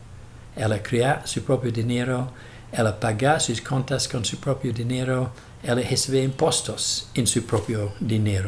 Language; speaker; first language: Portuguese; non-native, fluent; English